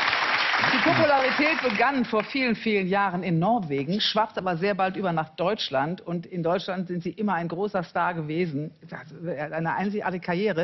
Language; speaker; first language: German; native; German